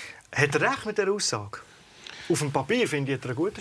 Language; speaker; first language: German; native; German